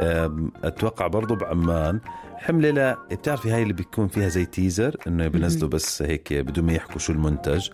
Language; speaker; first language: Arabic; native; Arabic